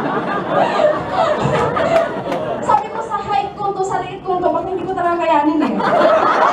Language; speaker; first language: Filipino; non-native, local second language; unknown